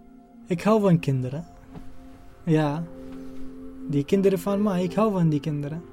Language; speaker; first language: Dutch; non-native, learner; Arabic